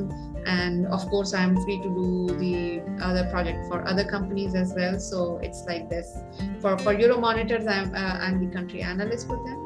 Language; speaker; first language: English; non-native, local second language; Urdu